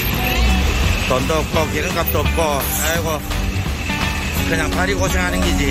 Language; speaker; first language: Korean; native; Korean